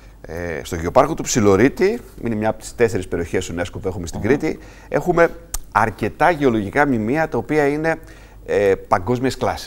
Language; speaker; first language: Greek; native; Greek